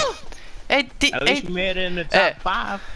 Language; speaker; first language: English; native; English